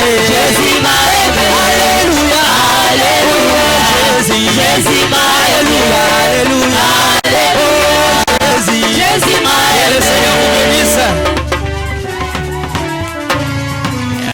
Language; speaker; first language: Haitian Creole; non-native, local second language; Lingala